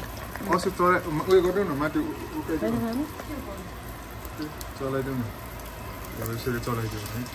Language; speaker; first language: Nepali; native; Nepali